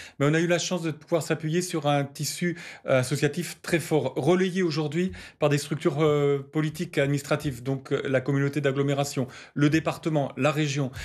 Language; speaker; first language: French; native; French